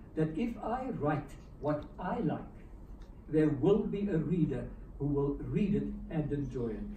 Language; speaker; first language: English; non-native, local second language; Afrikaans